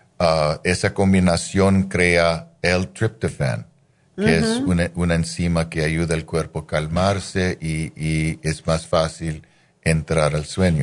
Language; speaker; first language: Spanish; non-native, fluent; English